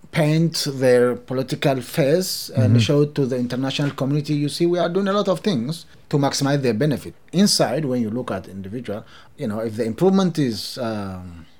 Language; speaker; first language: English; non-native, fluent; Oromo